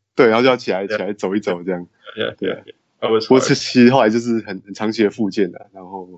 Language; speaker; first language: Chinese; native; Chinese